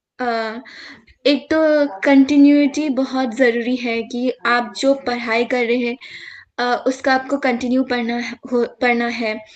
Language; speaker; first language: Hindi; non-native, local second language; Assamese